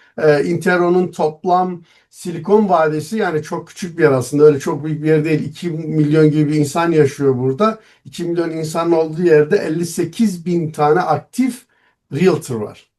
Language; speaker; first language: Turkish; non-native, local second language; Zaza